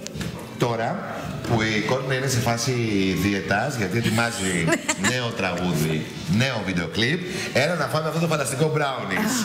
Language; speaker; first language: Greek; native; Greek